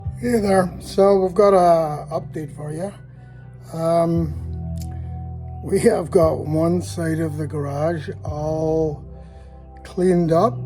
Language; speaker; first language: English; native; English